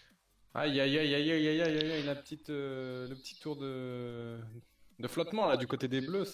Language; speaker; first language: French; native; French